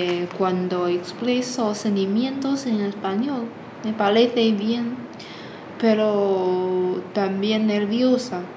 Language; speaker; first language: Spanish; non-native, fluent; Chinese